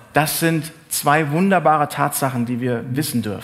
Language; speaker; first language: German; native; German